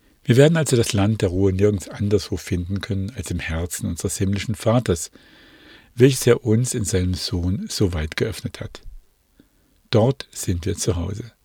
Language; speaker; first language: German; native; German